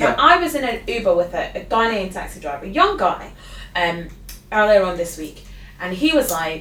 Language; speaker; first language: English; native; English